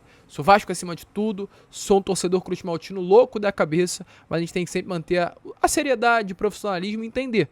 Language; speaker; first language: Portuguese; native; Portuguese